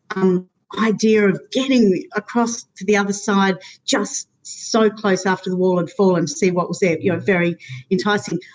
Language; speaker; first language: English; native; English